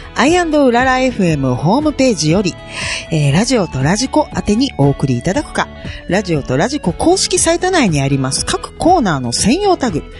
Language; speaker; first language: Japanese; native; Japanese